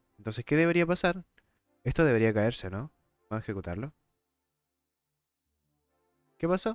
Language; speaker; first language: Spanish; native; Spanish